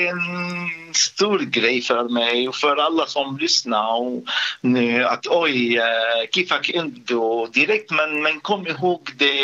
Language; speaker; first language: Swedish; non-native, fluent; Arabic